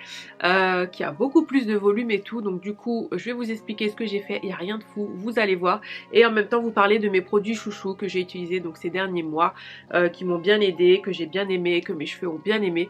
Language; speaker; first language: French; native; French